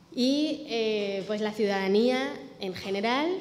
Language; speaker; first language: Spanish; native; Spanish